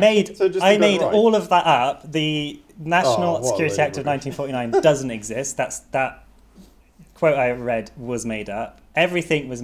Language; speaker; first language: English; native; English